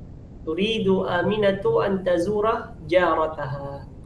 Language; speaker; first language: Arabic; non-native, fluent; Filipino